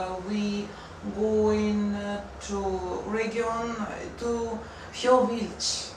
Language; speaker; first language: English; non-native, learner; Russian